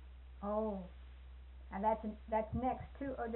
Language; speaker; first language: English; native; English